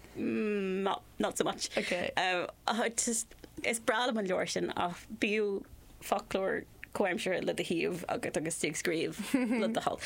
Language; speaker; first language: Irish; non-native, local second language; English